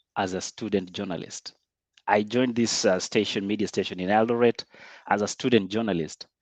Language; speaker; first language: English; non-native, local second language; Swahili